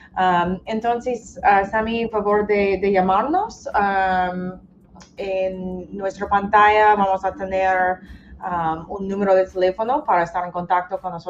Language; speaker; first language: Spanish; non-native, learner; English